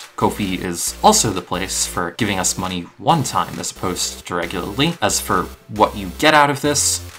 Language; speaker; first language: English; native; English